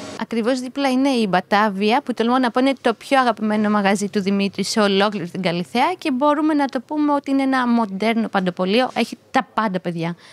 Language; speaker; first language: Greek; native; Greek